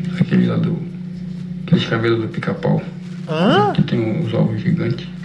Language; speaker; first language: Portuguese; native; Portuguese